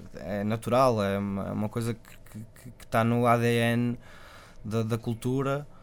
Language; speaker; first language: Portuguese; native; Portuguese